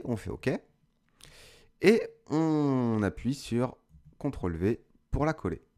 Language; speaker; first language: French; native; French